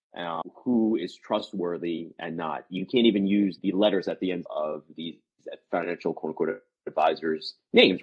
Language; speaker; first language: English; native; English